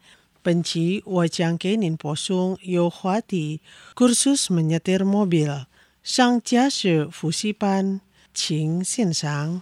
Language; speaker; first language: Chinese; non-native, fluent; Indonesian